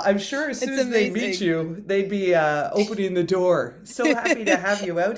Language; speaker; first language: English; native; English